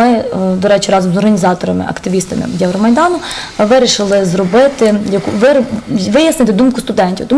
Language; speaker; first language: Ukrainian; native; Ukrainian